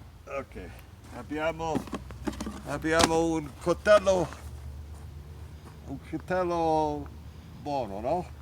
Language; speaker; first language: Italian; early bilingual, heritage; English